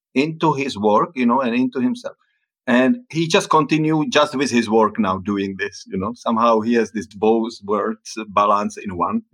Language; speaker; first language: English; non-native, fluent; Czech